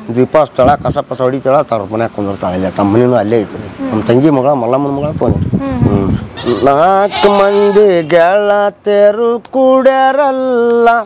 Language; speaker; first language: Kannada; native; Kannada